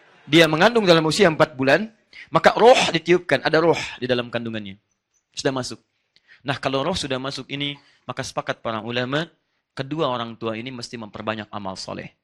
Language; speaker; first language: Indonesian; non-native, fluent; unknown